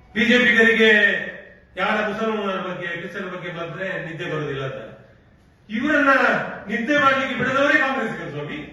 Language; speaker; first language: Kannada; non-native, local second language; Tulu